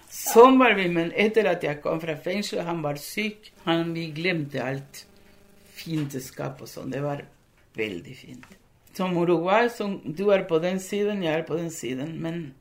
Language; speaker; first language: Norwegian; non-native, fluent; Spanish